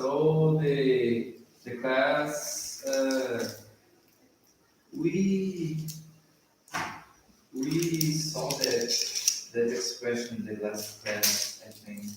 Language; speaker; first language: English; non-native, learner; Portuguese